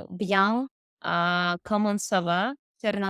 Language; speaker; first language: French; non-native, learner; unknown